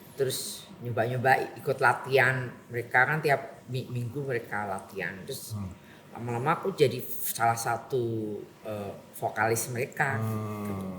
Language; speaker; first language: Indonesian; non-native, local second language; Javanese